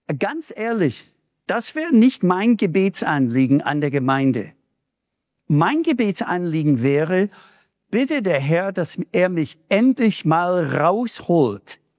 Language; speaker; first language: German; non-native, fluent; English